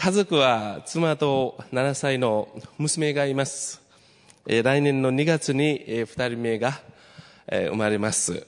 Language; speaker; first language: Japanese; non-native, fluent; Nepali